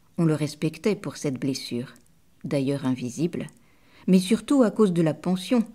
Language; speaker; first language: French; native; French